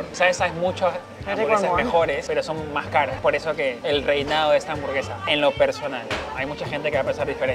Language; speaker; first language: Spanish; native; Spanish